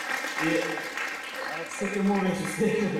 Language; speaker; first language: French; non-native, fluent; Uzbek